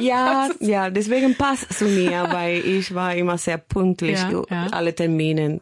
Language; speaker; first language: German; non-native, learner; Spanish